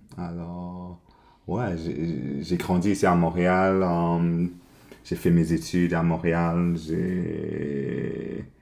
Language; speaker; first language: French; early bilingual, other home language; English